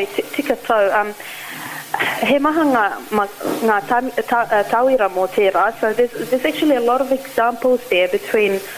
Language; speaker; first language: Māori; non-native, learner; Arabic